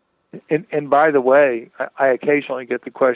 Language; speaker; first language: English; native; English